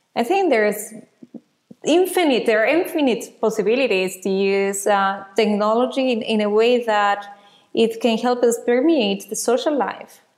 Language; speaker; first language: English; non-native, fluent; Spanish